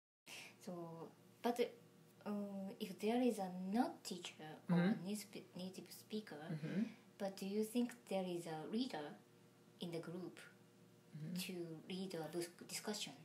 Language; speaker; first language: English; non-native, learner; Japanese